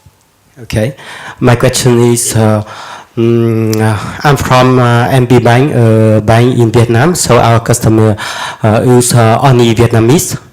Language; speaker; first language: English; non-native, learner; Vietnamese